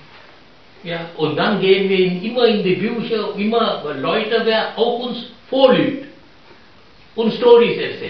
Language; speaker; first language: German; non-native, fluent; Sinhala